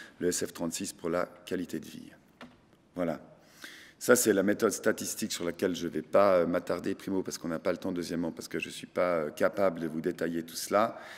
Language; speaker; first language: French; native; French